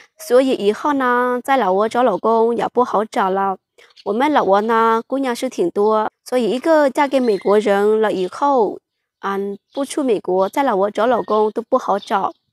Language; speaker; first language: Chinese; non-native, fluent; Hmong